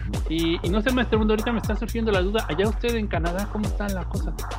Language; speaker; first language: Spanish; native; Spanish